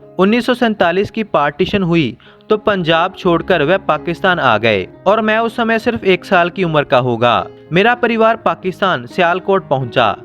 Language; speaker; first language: Hindi; native; Hindi